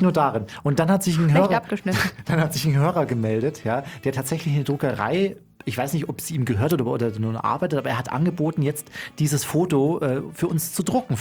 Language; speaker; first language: German; native; German